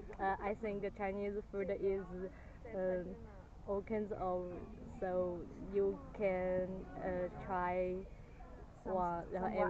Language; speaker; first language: English; non-native, learner; Chinese